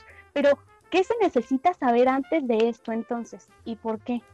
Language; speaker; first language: Spanish; native; Spanish